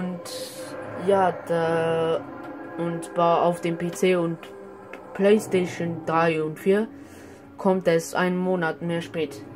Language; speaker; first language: German; non-native, learner; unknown